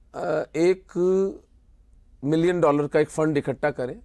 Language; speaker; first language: Hindi; native; Hindi